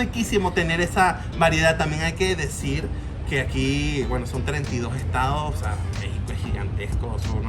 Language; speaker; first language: Spanish; native; Spanish